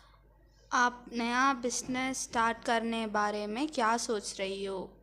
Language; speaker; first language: Hindi; non-native, learner; Tamil